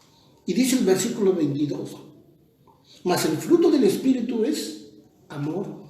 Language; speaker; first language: Spanish; native; Spanish